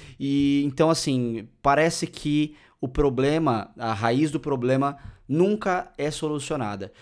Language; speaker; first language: Portuguese; native; Portuguese